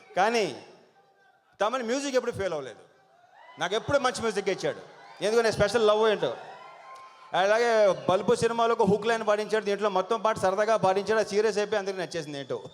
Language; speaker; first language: Telugu; native; Telugu